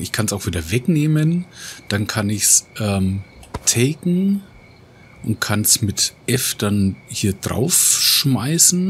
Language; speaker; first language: German; native; German